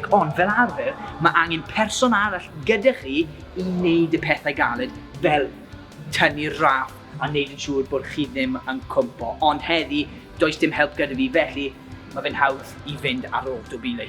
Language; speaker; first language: Welsh; non-native, local second language; English